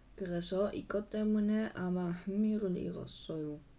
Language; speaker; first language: Korean; non-native, learner; Dutch